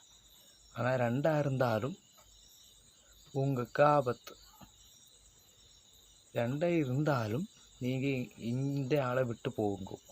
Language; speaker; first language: Tamil; non-native, learner; Malayalam